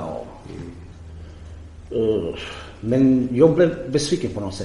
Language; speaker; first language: Swedish; non-native, fluent; Croatian